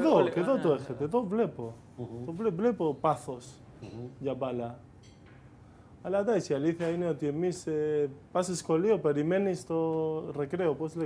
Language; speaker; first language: Greek; non-native, fluent; Spanish